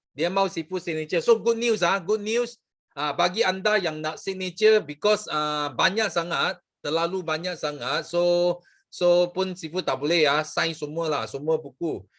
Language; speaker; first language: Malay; non-native, local second language; Chinese